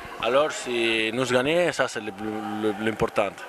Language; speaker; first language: French; non-native, fluent; Spanish